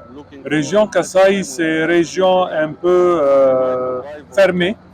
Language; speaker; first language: French; non-native, learner; Arabic